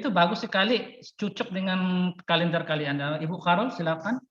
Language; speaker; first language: Indonesian; non-native, fluent; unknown